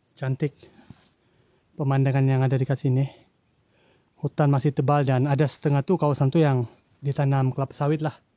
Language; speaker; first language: Malay; native; Malay